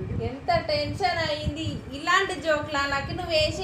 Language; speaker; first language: Telugu; native; Telugu